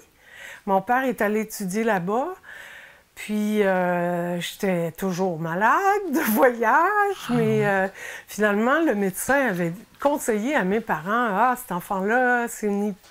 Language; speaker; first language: French; native; French